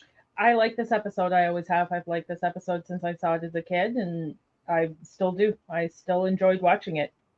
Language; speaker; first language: English; native; English